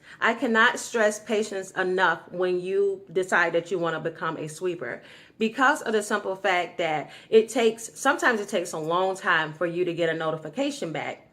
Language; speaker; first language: English; native; English